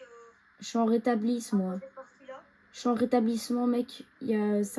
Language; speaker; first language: French; native; French